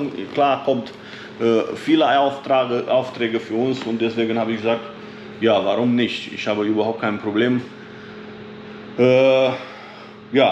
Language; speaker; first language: German; non-native, fluent; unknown